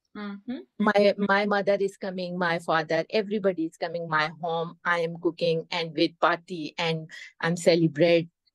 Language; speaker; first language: English; non-native, local second language; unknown